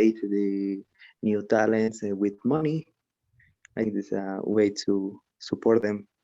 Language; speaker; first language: English; non-native, learner; Spanish